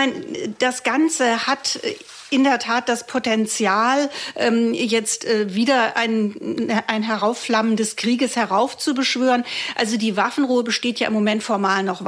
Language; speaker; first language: German; native; German